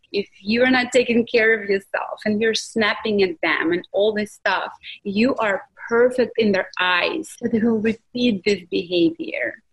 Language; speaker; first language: English; non-native, fluent; Russian